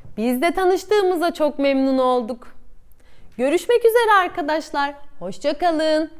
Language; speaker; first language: Turkish; native; Turkish